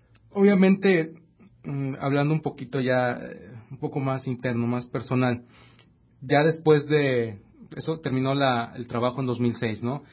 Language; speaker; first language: Spanish; native; Spanish